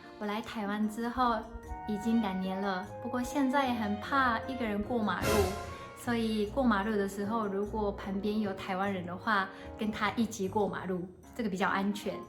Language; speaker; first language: Chinese; non-native, fluent; Japanese